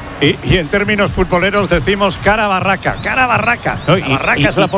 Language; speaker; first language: Spanish; native; Spanish